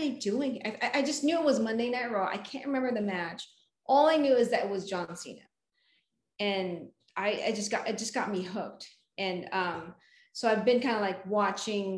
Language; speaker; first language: English; non-native, local second language; Filipino